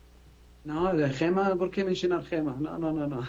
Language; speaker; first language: Spanish; non-native, learner; Arabic